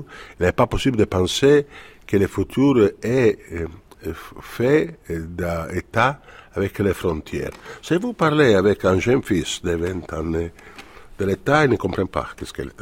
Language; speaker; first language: French; non-native, fluent; Italian